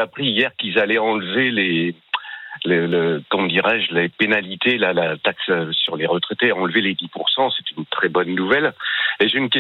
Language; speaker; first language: French; native; French